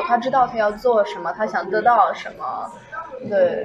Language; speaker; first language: Chinese; non-native, fluent; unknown